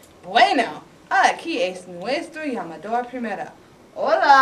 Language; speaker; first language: Spanish; non-native, learner; English